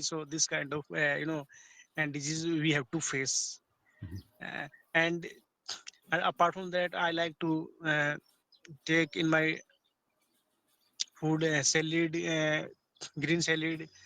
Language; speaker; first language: English; non-native, learner; Hindi